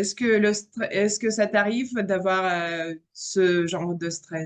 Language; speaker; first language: French; non-native, fluent; Russian